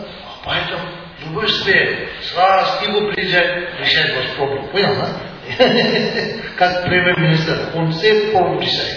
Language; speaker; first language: Russian; non-native, learner; Tibetan